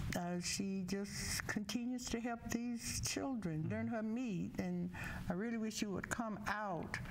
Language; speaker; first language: English; native; English